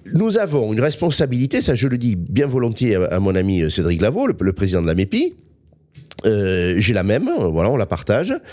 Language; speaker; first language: French; native; French